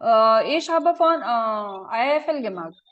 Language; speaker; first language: German; non-native, fluent; Marathi